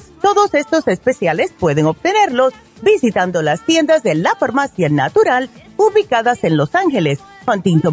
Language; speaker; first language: Spanish; native; Spanish